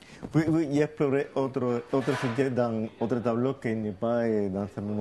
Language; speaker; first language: French; non-native, learner; Spanish